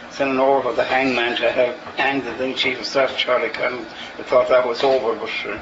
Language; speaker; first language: English; native; English